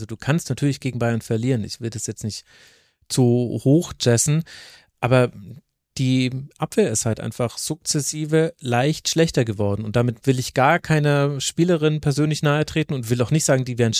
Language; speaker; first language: German; native; German